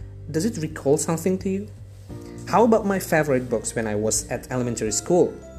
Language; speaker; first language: English; non-native, learner; Indonesian